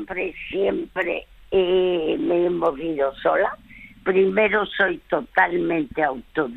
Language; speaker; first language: Spanish; early bilingual, other home language; French